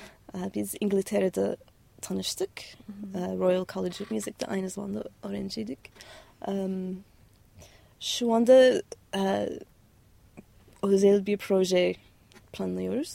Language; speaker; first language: Turkish; non-native, learner; English